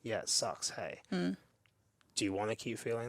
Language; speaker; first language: English; native; English